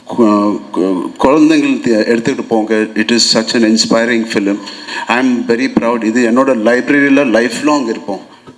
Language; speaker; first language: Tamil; non-native, learner; Telugu